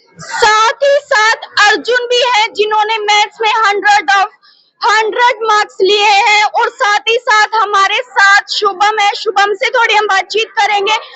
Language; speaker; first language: Hindi; native; Hindi